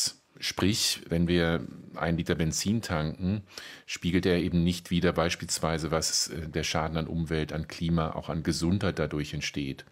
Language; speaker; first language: German; native; German